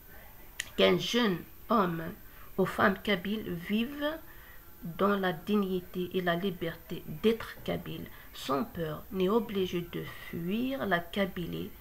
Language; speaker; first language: French; non-native, local second language; Kabyle